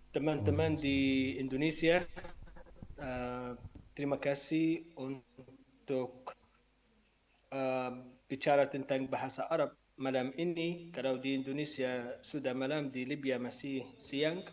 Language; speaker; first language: Indonesian; non-native, learner; Arabic